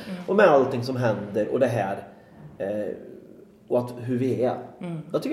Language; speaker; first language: Swedish; native; Swedish